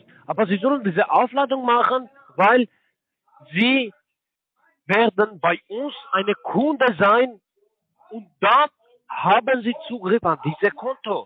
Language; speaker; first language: German; non-native, learner; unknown